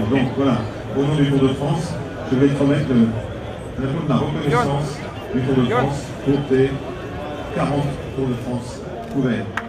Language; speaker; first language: French; native; French